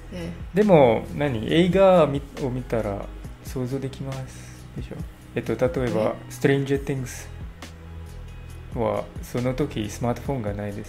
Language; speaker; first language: Japanese; non-native, learner; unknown